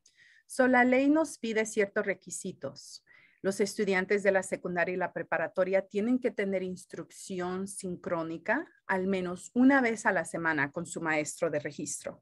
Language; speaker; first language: Spanish; early bilingual, heritage; Spanish